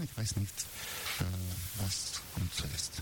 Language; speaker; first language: German; non-native, learner; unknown